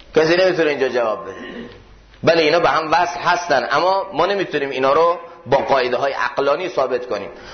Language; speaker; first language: Persian; native; Persian